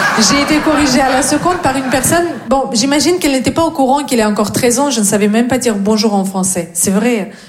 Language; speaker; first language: French; non-native, fluent; Russian